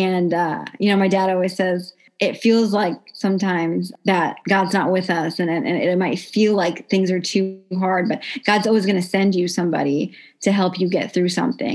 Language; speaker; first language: English; native; English